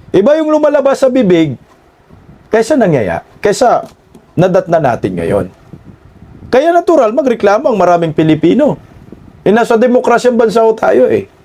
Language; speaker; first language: Filipino; non-native, local second language; Cebuano